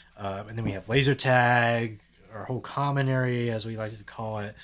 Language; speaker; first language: English; native; English